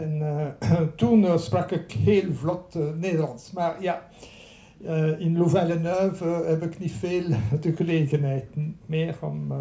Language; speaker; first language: Dutch; non-native, local second language; French